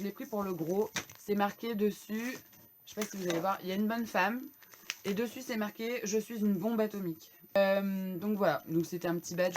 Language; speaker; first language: French; native; French